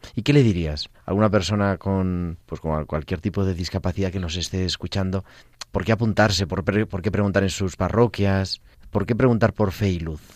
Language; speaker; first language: Spanish; native; Spanish